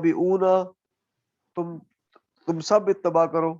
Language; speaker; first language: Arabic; non-native, learner; Urdu